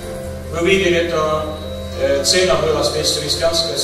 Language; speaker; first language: Russian; non-native, learner; Estonian